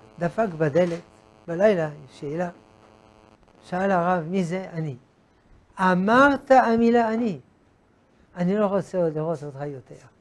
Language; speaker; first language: Hebrew; non-native, fluent; French